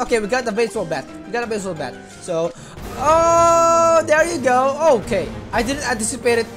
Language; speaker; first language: English; non-native, local second language; Filipino